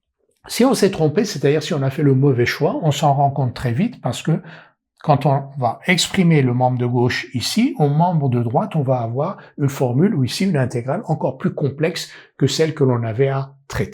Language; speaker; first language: French; native; French